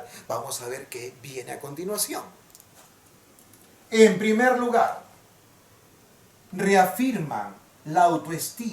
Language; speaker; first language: Spanish; native; Spanish